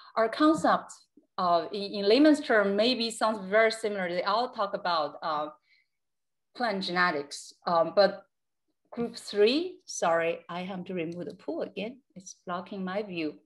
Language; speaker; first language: English; non-native, fluent; Chinese